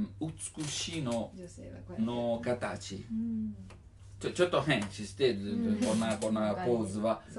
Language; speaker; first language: Japanese; non-native, learner; Italian